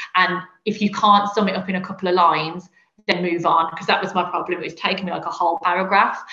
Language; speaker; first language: English; native; English